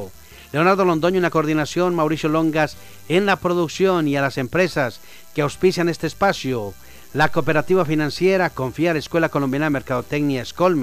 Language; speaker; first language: Spanish; native; Spanish